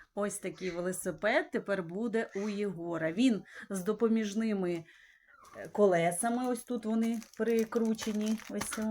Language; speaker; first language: Ukrainian; native; Ukrainian